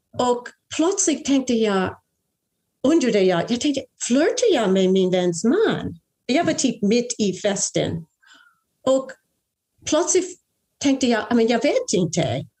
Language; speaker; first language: Swedish; non-native, fluent; English